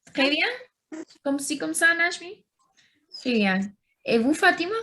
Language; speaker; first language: French; non-native, learner; Spanish